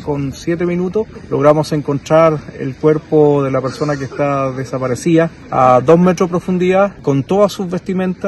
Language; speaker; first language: Spanish; native; Spanish